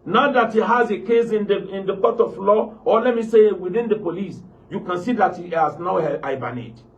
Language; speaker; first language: English; non-native, local second language; Yoruba